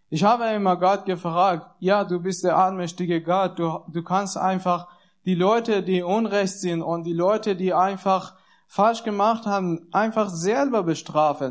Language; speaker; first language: German; non-native, learner; Persian